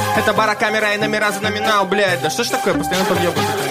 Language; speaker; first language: Russian; native; Russian